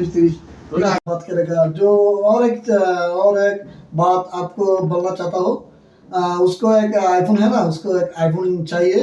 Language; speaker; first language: Hindi; non-native, fluent; Bangla